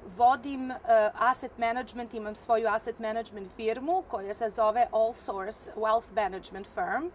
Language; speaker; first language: Serbian; native; Serbian